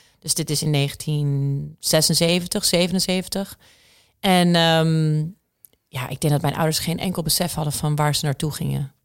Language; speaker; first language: Dutch; early bilingual, other home language; Czech